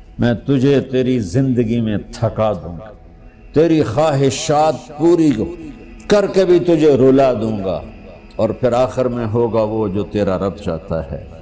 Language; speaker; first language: Urdu; non-native, local second language; Punjabi